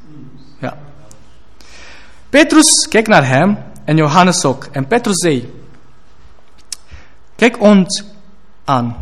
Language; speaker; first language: Dutch; non-native, fluent; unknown